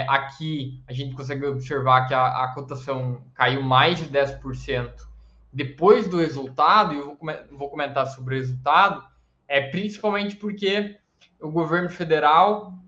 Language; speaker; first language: Portuguese; native; Portuguese